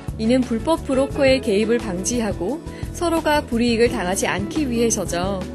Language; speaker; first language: Korean; native; Korean